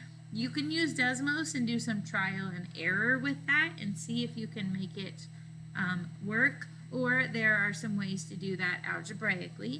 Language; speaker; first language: English; native; English